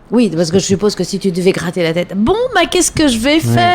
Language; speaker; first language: French; native; French